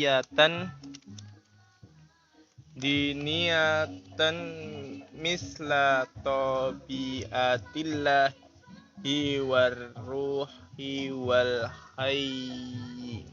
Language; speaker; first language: Arabic; non-native, learner; Indonesian